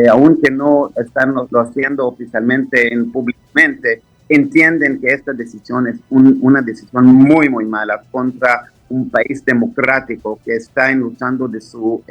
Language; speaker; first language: Spanish; non-native, fluent; Hebrew